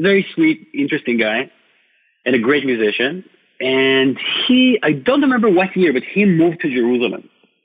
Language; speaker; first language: English; non-native, fluent; Hebrew